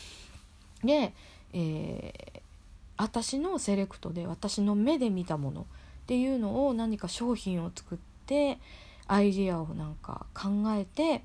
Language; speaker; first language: Japanese; native; Japanese